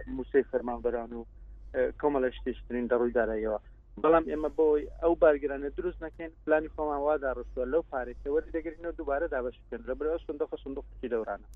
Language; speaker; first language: Central Kurdish; non-native, local second language; Kurdish